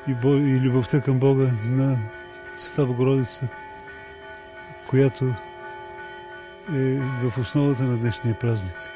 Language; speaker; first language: Bulgarian; native; Bulgarian